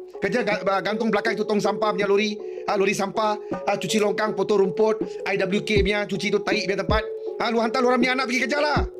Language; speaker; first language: Malay; non-native, local second language; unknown